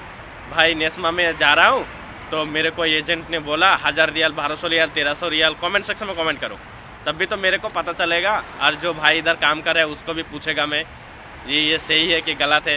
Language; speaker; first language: Hindi; non-native, local second language; Bangla